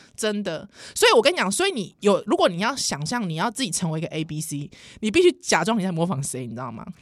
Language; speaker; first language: Chinese; native; Chinese